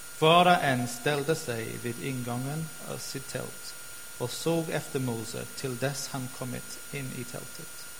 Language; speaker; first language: Swedish; non-native, fluent; English